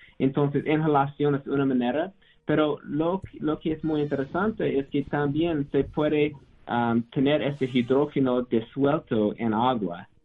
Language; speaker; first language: Spanish; non-native, learner; English